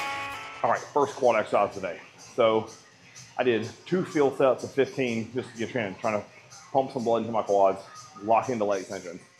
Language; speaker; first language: English; native; English